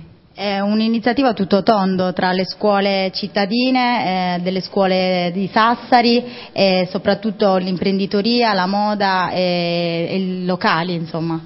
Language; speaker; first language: Italian; native; Italian